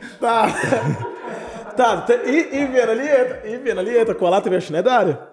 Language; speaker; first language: Latvian; non-native, learner; Portuguese